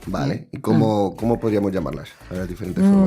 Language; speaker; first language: Spanish; native; Spanish